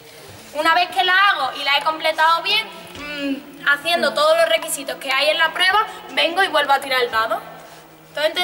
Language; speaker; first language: Spanish; native; Spanish